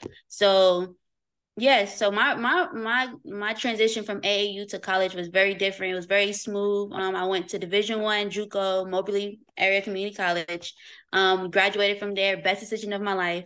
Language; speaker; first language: English; native; English